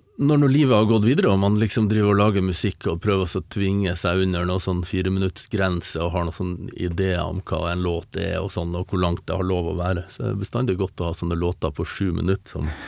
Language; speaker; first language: Norwegian; native; Norwegian